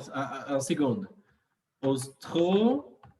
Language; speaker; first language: French; non-native, fluent; Portuguese